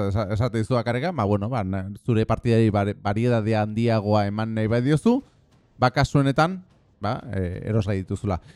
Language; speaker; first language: Basque; non-native, local second language; Spanish